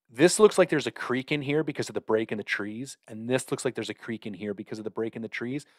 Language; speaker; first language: English; native; English